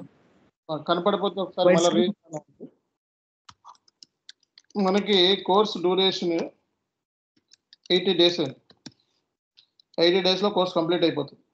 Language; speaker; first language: Telugu; native; Telugu